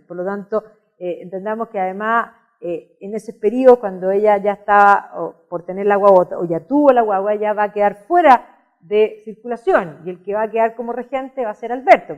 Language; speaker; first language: Spanish; native; Spanish